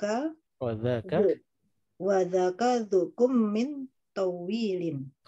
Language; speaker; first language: Arabic; non-native, learner; Indonesian